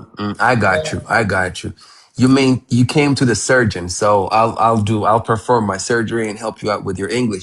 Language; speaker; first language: English; non-native, fluent; Amharic